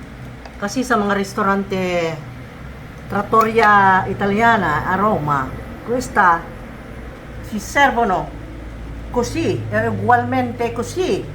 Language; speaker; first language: Italian; non-native, learner; Cebuano